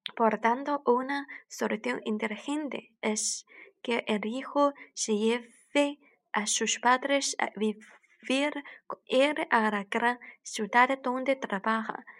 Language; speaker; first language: Spanish; non-native, learner; Chinese